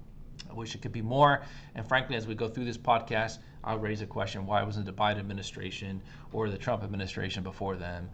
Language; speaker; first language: English; native; English